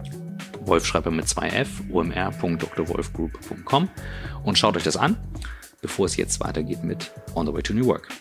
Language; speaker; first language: German; native; German